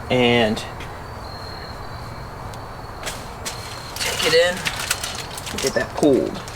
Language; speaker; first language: English; native; English